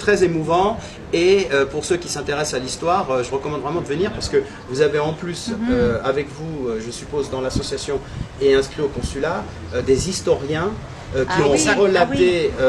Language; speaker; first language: French; native; French